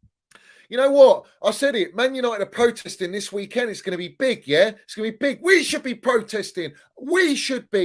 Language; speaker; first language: English; native; English